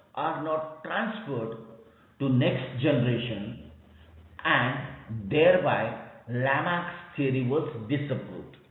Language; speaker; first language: English; non-native, local second language; Marathi